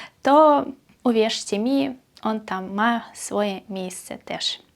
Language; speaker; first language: Polish; non-native, fluent; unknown